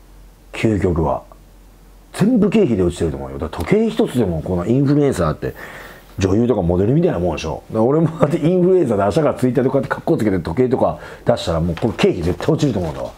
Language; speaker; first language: Japanese; native; Japanese